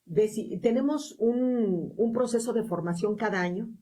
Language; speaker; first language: Spanish; native; Spanish